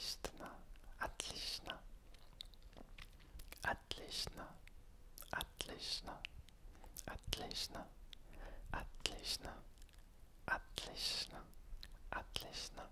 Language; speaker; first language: Russian; non-native, learner; French